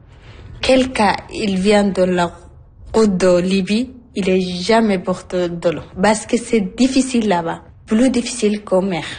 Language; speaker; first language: French; non-native, learner; Arabic